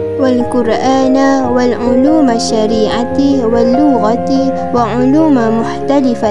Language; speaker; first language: Arabic; non-native, learner; Malay